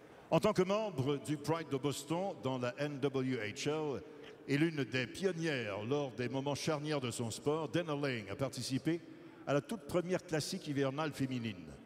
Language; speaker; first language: French; native; French